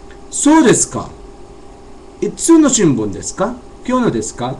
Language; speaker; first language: Japanese; non-native, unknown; Chavacano